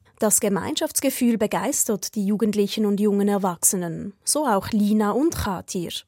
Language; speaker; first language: German; native; German